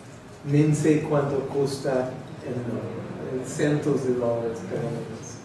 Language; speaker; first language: Portuguese; non-native, fluent; English